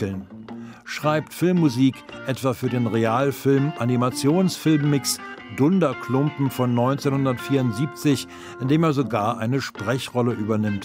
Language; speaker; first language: German; native; German